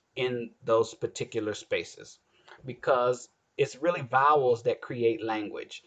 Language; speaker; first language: English; native; English